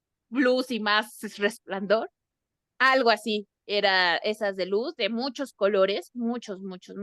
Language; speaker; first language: Spanish; native; Spanish